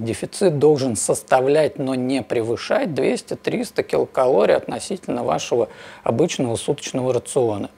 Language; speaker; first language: Russian; native; Russian